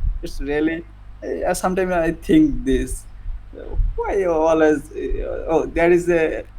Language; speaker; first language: English; non-native, learner; Bangla